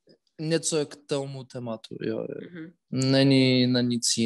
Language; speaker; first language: Czech; non-native, learner; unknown